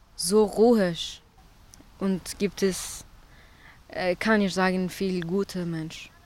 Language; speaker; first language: German; non-native, learner; Central Kurdish